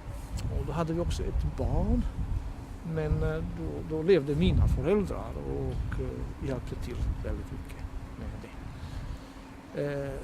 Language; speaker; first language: Swedish; non-native, fluent; Bosnian